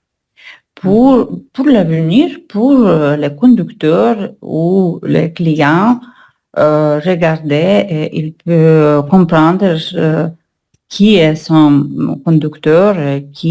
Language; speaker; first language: French; non-native, learner; Russian